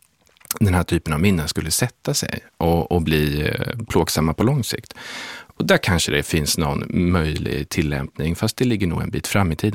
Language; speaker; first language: Swedish; native; Swedish